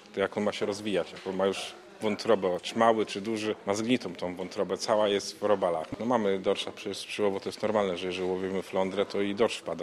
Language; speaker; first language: Polish; native; Polish